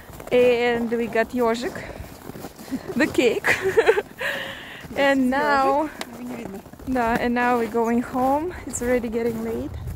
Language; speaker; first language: English; non-native, fluent; Russian